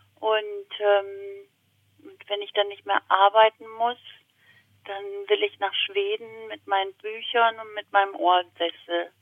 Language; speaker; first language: German; early bilingual, other home language; Italian